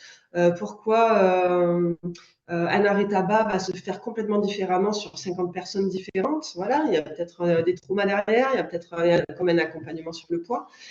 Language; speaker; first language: French; native; French